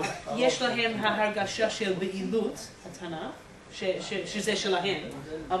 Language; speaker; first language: Hebrew; non-native, fluent; English